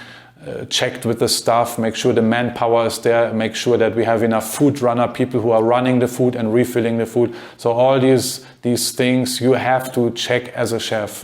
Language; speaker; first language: English; non-native, fluent; German